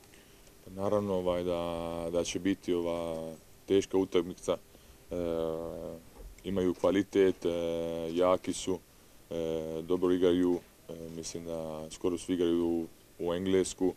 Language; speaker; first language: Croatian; early bilingual, heritage; Italian